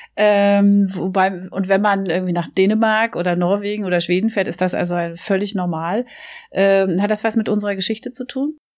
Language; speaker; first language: German; native; German